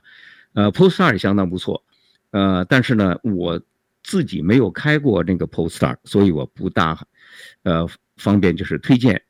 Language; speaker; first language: Chinese; native; Chinese